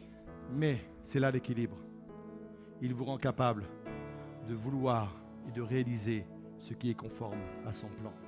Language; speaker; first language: French; native; French